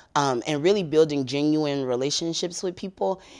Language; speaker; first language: English; native; English